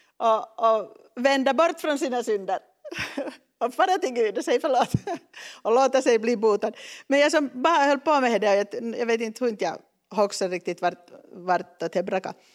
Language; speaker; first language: Swedish; native; Swedish